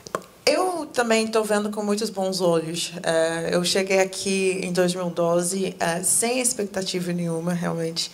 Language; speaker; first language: Portuguese; non-native, fluent; English